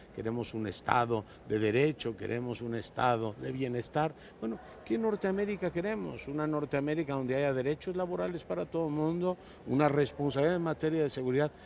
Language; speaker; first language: Spanish; native; Spanish